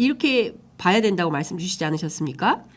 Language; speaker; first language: Korean; native; Korean